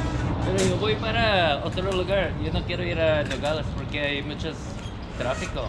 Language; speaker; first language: Spanish; non-native, learner; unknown